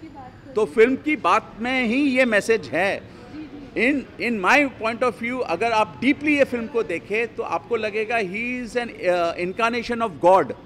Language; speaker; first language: Hindi; native; Hindi